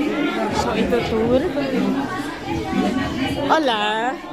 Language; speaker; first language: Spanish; non-native, learner; Filipino